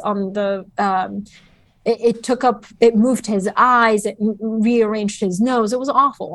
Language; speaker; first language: English; early bilingual, other home language; Bulgarian